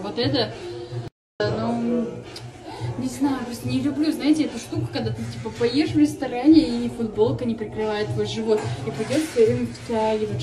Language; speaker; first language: Russian; native; Russian